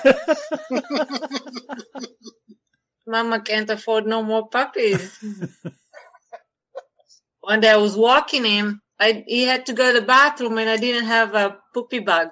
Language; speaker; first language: English; non-native, fluent; Hebrew